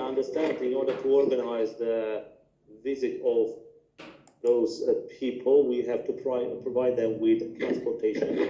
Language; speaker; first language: English; non-native, fluent; Armenian